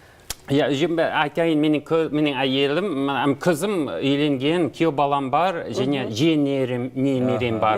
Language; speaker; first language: Kazakh; non-native, learner; English